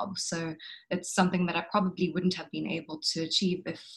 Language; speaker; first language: English; native; English